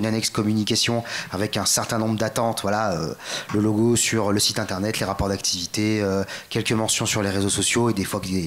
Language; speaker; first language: French; native; French